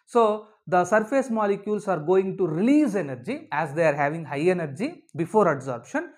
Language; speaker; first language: English; non-native, local second language; Telugu